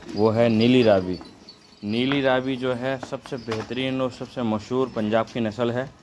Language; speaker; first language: Hindi; native; Hindi